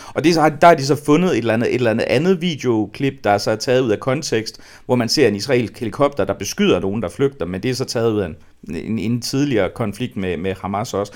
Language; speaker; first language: Danish; native; Danish